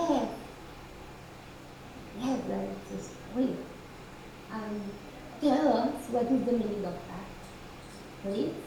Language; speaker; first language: English; non-native, fluent; Spanish